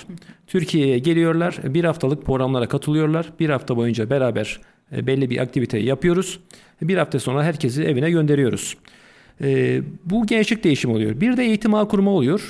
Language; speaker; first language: Turkish; native; Turkish